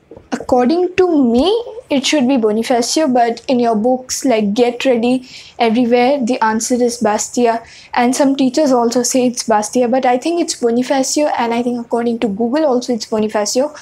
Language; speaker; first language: English; non-native, local second language; Hindi